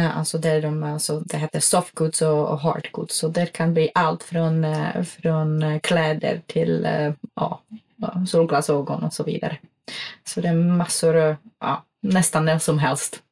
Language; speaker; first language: Swedish; non-native, fluent; Czech